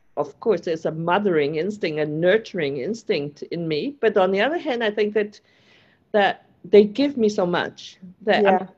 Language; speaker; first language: English; non-native, local second language; Cantonese